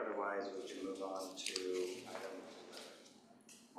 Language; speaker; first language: English; native; English